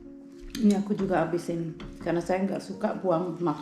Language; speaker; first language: Indonesian; early bilingual, heritage; Indonesian